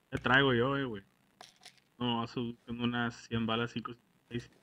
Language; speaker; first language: Spanish; native; Spanish